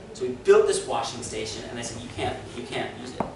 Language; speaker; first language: English; native; English